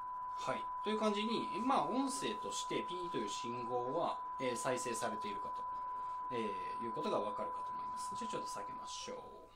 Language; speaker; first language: Japanese; native; Japanese